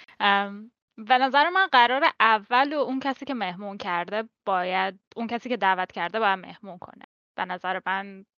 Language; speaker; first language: Persian; native; Persian